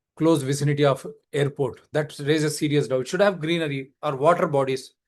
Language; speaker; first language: English; non-native, local second language; Telugu